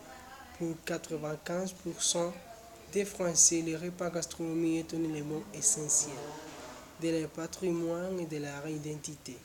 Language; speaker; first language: French; non-native, learner; Spanish